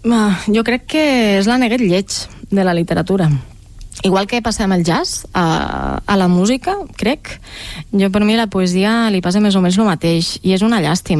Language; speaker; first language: Catalan; native; Catalan